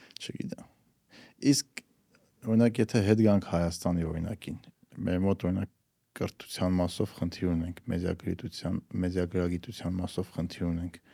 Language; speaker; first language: Armenian; native; Armenian